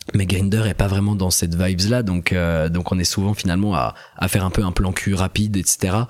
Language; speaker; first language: French; native; French